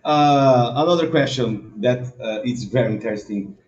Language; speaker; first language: English; non-native, learner; Portuguese